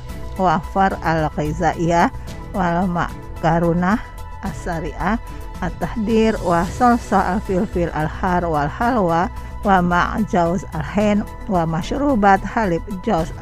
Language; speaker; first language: Arabic; non-native, fluent; Indonesian